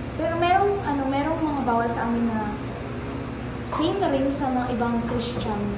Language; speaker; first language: Filipino; non-native, local second language; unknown